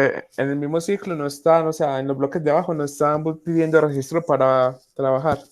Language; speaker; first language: Spanish; native; Spanish